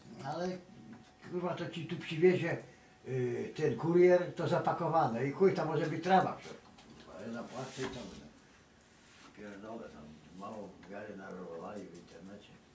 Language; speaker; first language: Polish; native; Polish